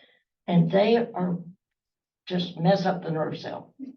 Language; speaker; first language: English; native; English